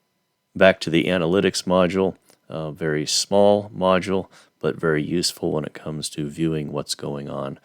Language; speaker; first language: English; native; English